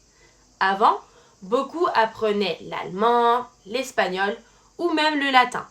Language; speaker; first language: French; native; French